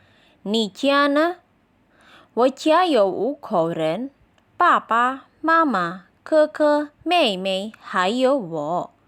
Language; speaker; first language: Chinese; non-native, fluent; Indonesian